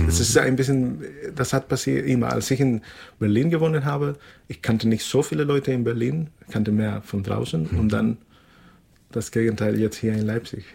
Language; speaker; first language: German; non-native, fluent; Spanish